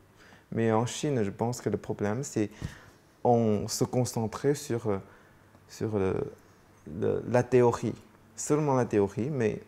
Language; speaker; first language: French; non-native, fluent; Chinese